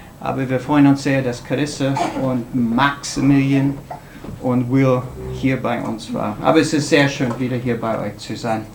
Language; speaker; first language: German; non-native, fluent; English